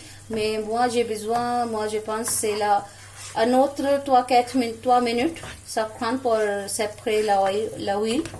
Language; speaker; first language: French; non-native, learner; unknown